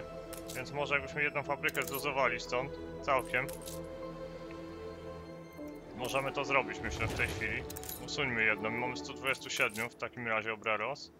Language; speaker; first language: Polish; native; Polish